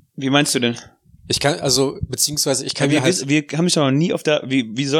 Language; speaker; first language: German; native; German